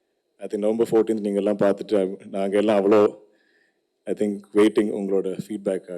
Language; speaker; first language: Tamil; non-native, local second language; Malayalam